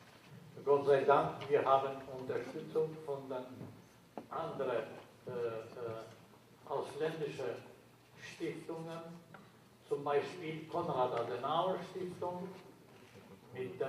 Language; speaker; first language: German; non-native, learner; Albanian